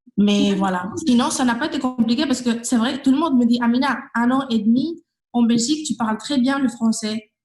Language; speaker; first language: French; non-native, fluent; Spanish